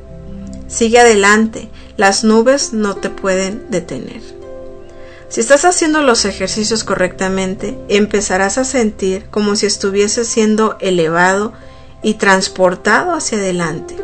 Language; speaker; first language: Spanish; native; Spanish